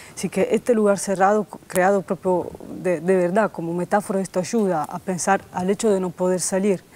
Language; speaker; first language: Spanish; non-native, fluent; Italian